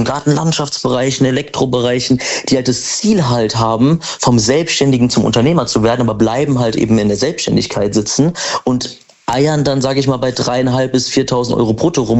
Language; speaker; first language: German; native; German